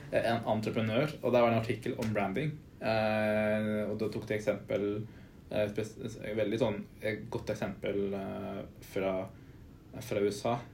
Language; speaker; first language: Norwegian; early bilingual, other home language; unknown